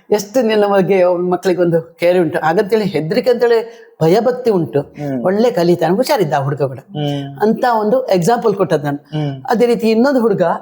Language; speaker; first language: Kannada; non-native, local second language; Konkani